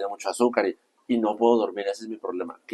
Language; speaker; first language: Spanish; native; Spanish